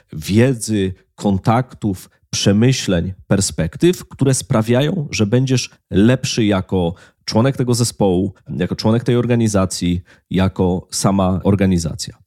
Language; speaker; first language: Polish; native; Polish